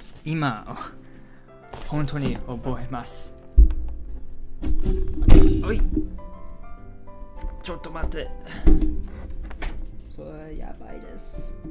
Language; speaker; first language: Japanese; non-native, learner; English